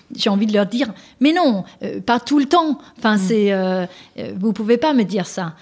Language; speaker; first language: French; non-native, fluent; Danish